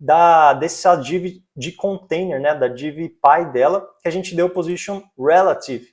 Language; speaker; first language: Portuguese; native; Portuguese